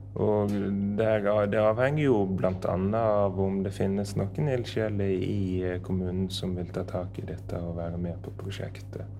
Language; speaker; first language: Norwegian; native; Norwegian